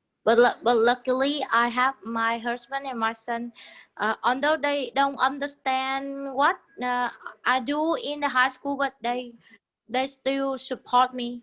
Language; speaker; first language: English; non-native, learner; Vietnamese